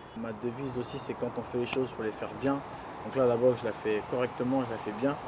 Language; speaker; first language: French; early bilingual, other home language; Duala